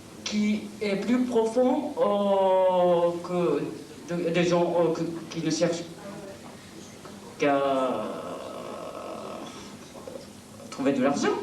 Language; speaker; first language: French; non-native, fluent; Japanese